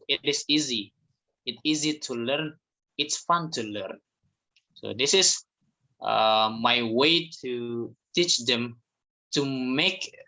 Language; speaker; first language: English; non-native, fluent; Indonesian